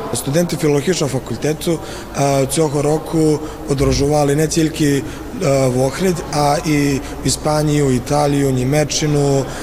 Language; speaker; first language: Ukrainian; non-native, fluent; Serbian